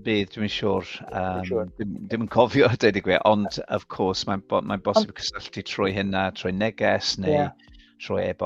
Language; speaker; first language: Welsh; non-native, fluent; English